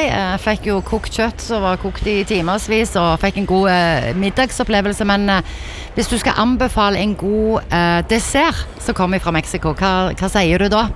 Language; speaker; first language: Norwegian; native; Norwegian